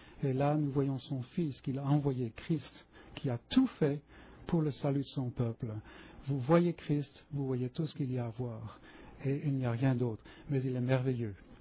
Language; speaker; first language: French; native; French